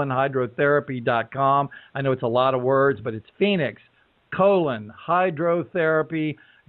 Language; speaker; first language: English; native; English